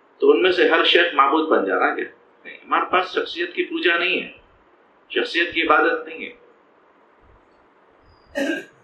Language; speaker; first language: Urdu; native; Urdu